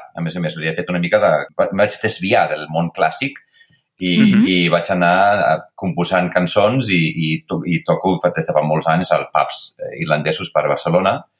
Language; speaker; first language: Catalan; non-native, fluent; Icelandic